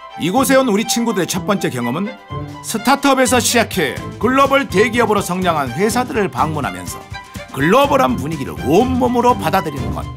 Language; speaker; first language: Korean; native; Korean